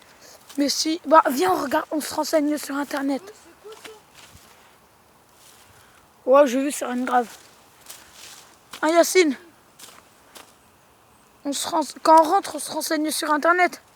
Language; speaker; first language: French; native; French